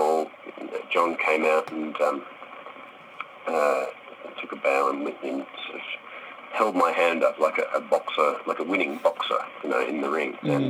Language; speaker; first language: English; native; English